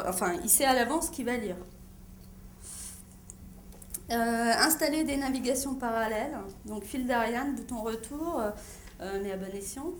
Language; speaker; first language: French; native; French